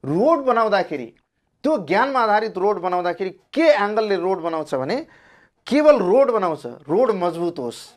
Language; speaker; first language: Nepali; non-native, local second language; Maithili